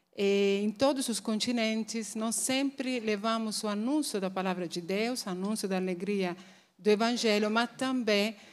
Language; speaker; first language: Portuguese; non-native, fluent; Italian